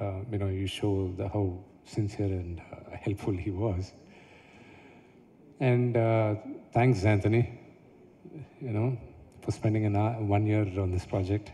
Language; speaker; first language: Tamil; non-native, local second language; Telugu